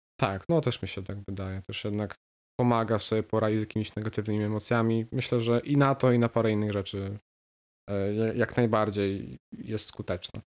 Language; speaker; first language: Polish; native; Polish